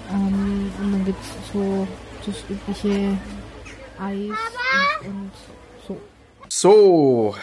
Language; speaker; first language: German; native; German